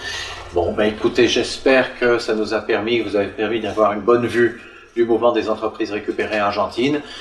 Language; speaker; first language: French; native; French